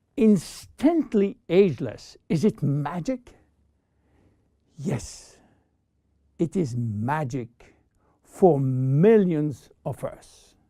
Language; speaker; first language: English; non-native, fluent; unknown